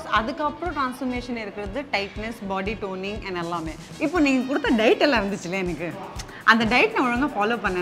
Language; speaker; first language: Tamil; non-native, local second language; Assamese